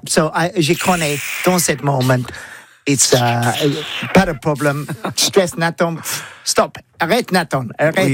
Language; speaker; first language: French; non-native, learner; English